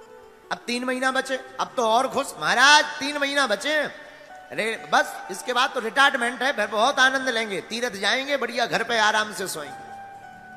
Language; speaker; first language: Hindi; native; Hindi